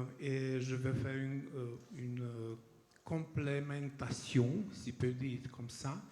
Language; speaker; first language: French; non-native, fluent; Romanian